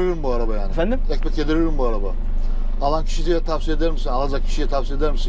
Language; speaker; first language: Turkish; native; Turkish